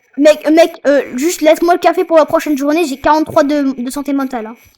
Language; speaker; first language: French; native; French